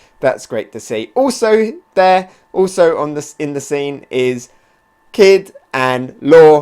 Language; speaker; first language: English; native; English